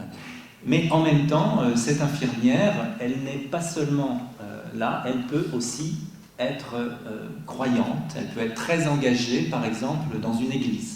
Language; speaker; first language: French; native; French